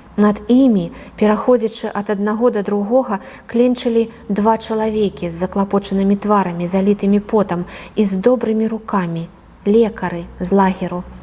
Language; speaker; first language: Belarusian; native; Belarusian